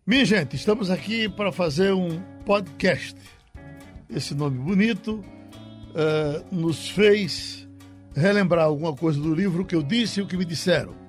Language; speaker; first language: Portuguese; native; Portuguese